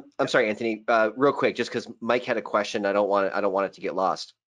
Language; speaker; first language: English; native; English